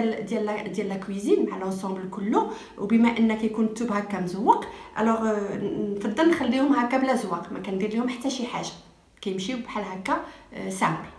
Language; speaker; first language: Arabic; native; Arabic